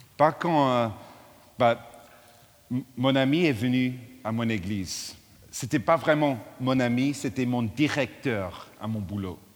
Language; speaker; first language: French; non-native, fluent; English